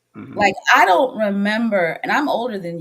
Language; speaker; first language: English; native; English